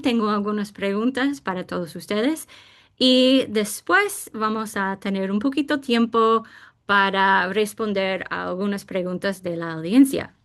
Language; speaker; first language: Spanish; non-native, fluent; English